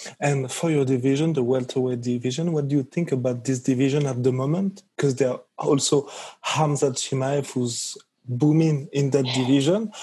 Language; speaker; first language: English; non-native, fluent; French